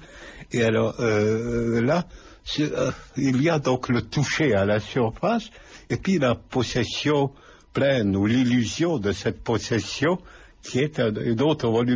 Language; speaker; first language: French; non-native, fluent; Lithuanian